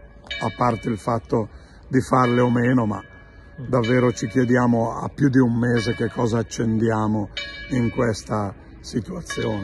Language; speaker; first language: Italian; native; Italian